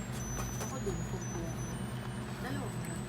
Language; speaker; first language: Filipino; native; Filipino